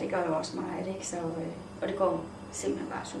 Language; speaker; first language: Danish; native; Danish